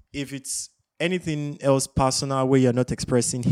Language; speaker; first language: English; non-native, local second language; Yoruba